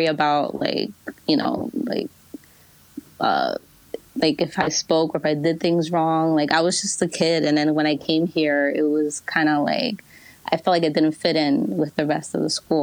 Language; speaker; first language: English; early bilingual, other home language; Spanish